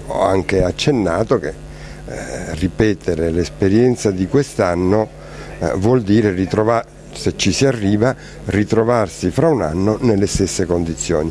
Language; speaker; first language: Italian; native; Italian